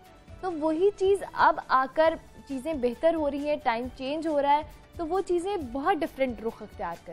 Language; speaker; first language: Urdu; native; Urdu